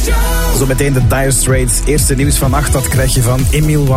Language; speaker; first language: Dutch; native; Dutch